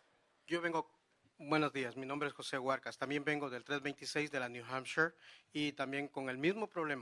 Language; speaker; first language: Spanish; native; Spanish